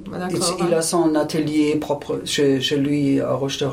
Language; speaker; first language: French; non-native, fluent; German